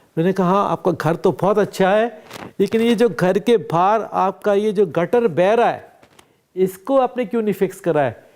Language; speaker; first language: Urdu; native; Urdu